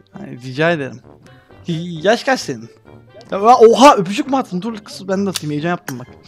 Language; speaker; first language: Turkish; native; Turkish